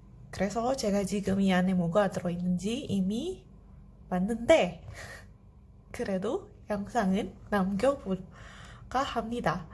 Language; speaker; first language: Korean; non-native, fluent; Indonesian